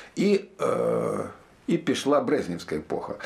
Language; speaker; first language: Ukrainian; native; Ukrainian